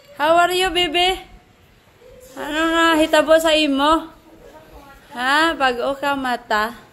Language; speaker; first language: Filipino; non-native, local second language; Cebuano